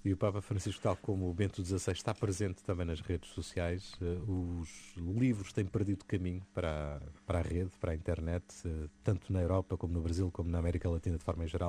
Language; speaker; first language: Portuguese; native; Portuguese